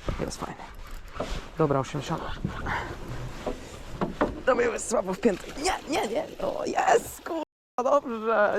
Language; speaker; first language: Polish; native; Polish